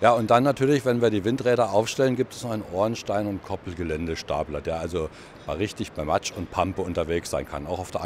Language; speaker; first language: German; native; German